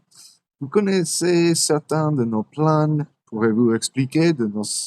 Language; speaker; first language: French; non-native, learner; English